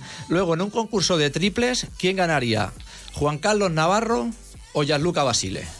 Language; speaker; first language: Spanish; native; Spanish